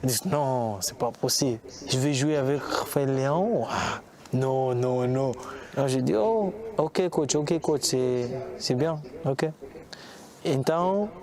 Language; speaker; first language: French; non-native, learner; Portuguese